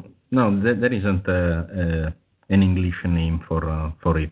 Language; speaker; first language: English; non-native, fluent; Italian